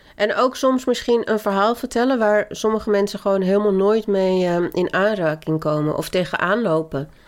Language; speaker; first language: Dutch; early bilingual, other home language; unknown